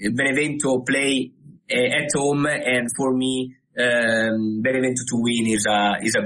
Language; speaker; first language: English; non-native, learner; Italian